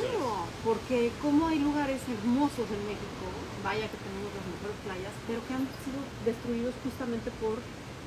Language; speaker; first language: Spanish; early bilingual, other home language; Polish